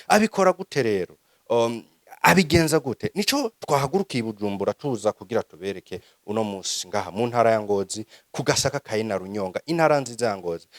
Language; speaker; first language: Rundi; native; Rundi